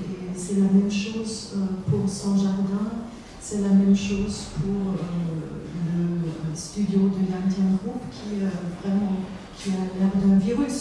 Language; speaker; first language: French; non-native, fluent; German